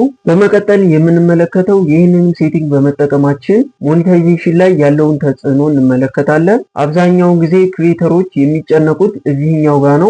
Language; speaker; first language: Amharic; native; Amharic